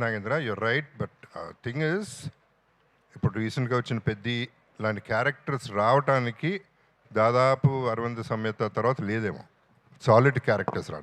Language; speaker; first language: Telugu; native; Telugu